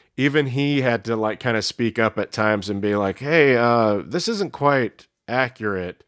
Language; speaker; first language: English; native; English